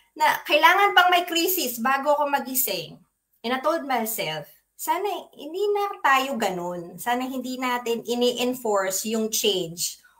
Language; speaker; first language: Filipino; native; Filipino